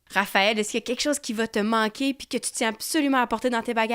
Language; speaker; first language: French; native; French